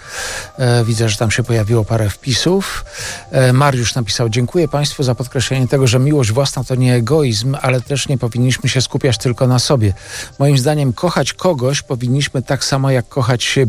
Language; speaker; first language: Polish; native; Polish